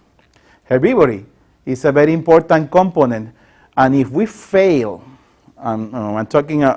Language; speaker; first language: English; non-native, local second language; Spanish